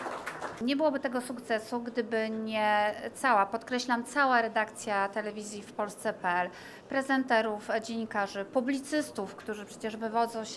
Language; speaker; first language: Polish; native; Polish